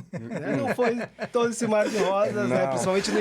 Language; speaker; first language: Portuguese; native; Portuguese